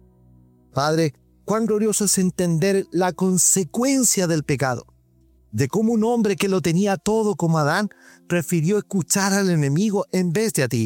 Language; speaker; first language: Spanish; native; Spanish